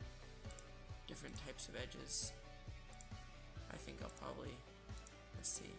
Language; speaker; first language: English; native; English